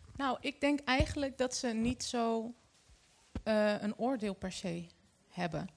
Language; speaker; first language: Dutch; early bilingual, other home language; Arabic